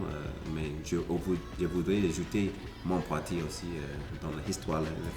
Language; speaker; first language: French; non-native, fluent; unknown